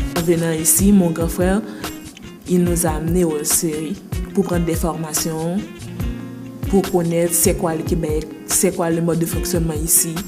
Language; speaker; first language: French; non-native, local second language; Haitian Creole